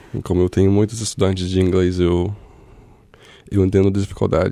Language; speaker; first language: Portuguese; non-native, fluent; English